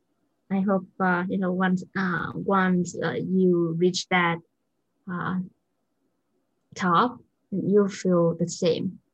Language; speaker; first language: English; non-native, fluent; Vietnamese